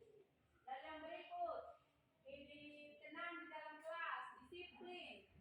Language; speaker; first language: Indonesian; native; Indonesian